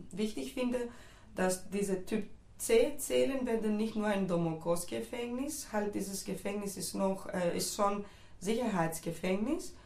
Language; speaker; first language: German; non-native, fluent; Greek